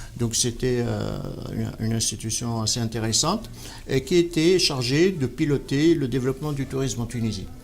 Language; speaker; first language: French; non-native, local second language; Arabic